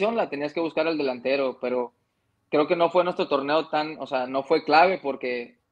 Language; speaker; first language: Spanish; early bilingual, heritage; Spanish